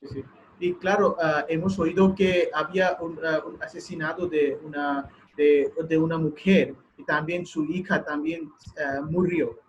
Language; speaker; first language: Spanish; non-native, learner; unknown